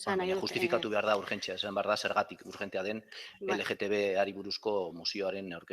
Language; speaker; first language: Basque; non-native, local second language; Spanish